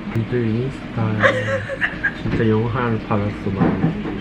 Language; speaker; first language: Korean; non-native, learner; Japanese